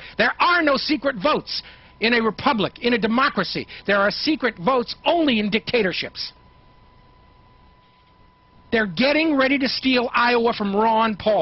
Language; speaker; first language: English; native; English